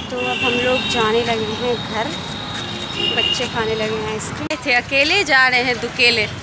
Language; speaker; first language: Hindi; native; Hindi